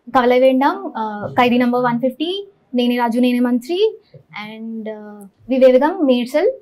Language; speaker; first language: Telugu; native; Telugu